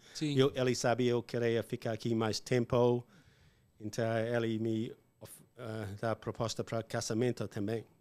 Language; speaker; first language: Portuguese; non-native, learner; English